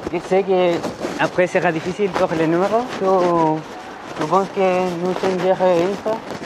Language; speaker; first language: French; non-native, learner; Spanish